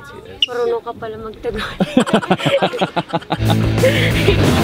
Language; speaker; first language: Filipino; non-native, local second language; Cebuano